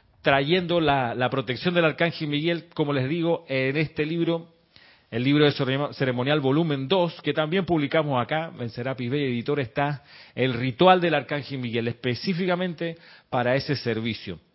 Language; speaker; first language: Spanish; native; Spanish